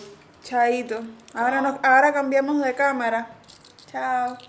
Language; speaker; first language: Spanish; native; Spanish